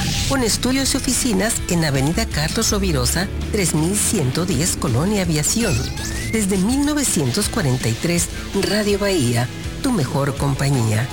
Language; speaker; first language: Spanish; native; Spanish